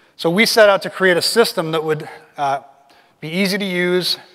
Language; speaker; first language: English; native; English